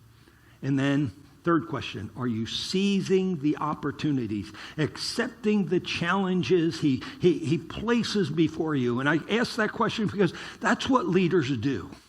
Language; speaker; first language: English; native; English